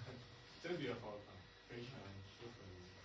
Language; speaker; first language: Chinese; non-native, learner; Somali